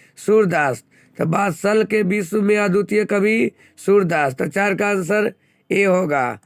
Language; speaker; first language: Hindi; native; Hindi